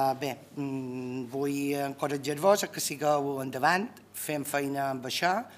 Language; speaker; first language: Catalan; native; Catalan